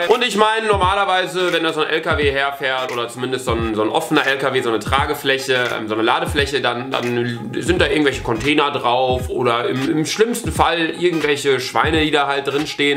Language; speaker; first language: German; native; German